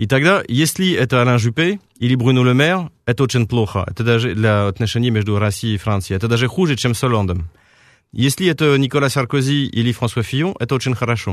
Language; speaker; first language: Russian; non-native, fluent; French